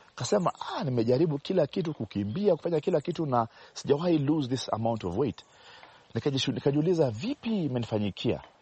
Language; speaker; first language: Swahili; non-native, local second language; Luo (Kenya and Tanzania)